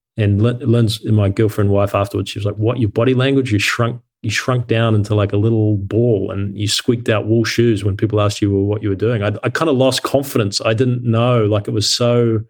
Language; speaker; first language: English; native; English